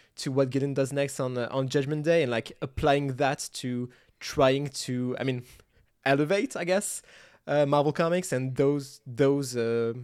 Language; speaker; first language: English; non-native, fluent; French